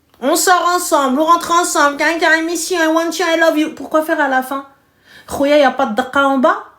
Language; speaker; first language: French; early bilingual, other home language; Arabic